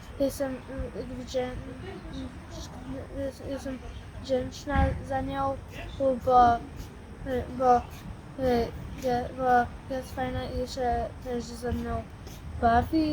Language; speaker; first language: Polish; early bilingual, heritage; Polish